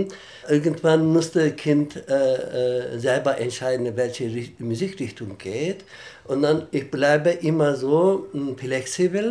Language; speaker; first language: German; non-native, fluent; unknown